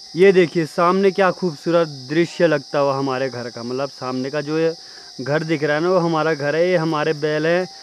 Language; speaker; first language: Hindi; native; Hindi